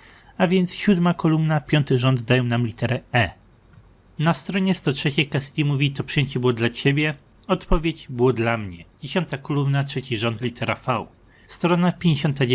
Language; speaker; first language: Polish; native; Polish